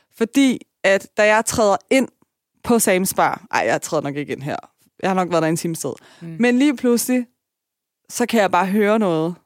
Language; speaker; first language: Danish; early bilingual, other home language; Persian